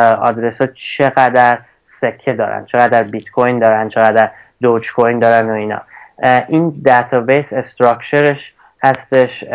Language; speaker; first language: Persian; early bilingual, heritage; Persian